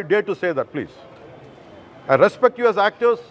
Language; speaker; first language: English; non-native, local second language; Telugu